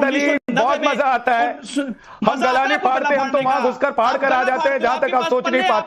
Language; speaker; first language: Hindi; native; Hindi